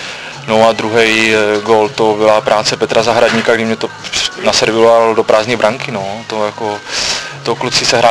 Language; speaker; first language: Czech; native; Czech